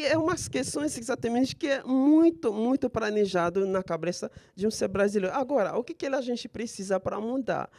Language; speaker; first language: Portuguese; non-native, fluent; Haitian Creole